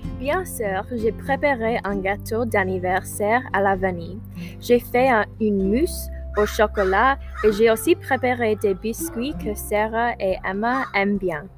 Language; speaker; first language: French; non-native, learner; English